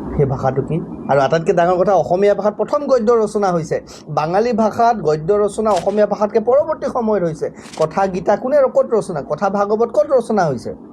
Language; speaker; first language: Assamese; native; Assamese